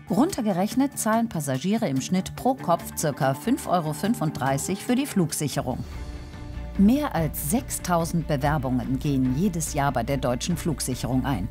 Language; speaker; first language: German; native; German